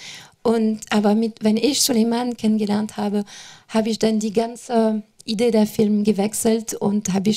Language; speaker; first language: German; non-native, fluent; French